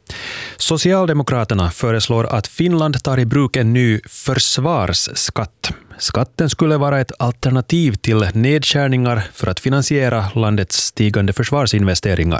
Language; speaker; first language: Swedish; native; Swedish